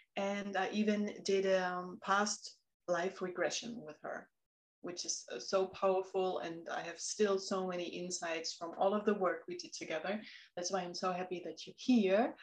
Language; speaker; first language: English; non-native, fluent; German